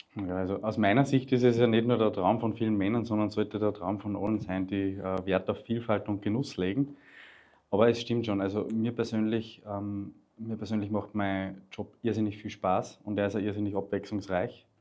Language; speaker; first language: German; native; German